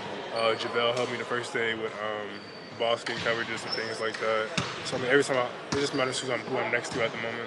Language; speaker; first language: English; native; English